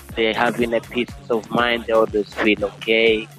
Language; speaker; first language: English; non-native, local second language; Giryama